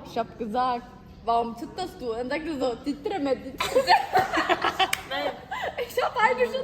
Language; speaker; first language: German; early bilingual, other home language; Turkish